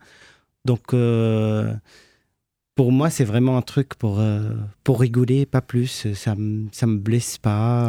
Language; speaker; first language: French; non-native, fluent; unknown